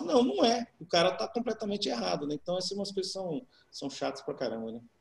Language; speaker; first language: Portuguese; native; Portuguese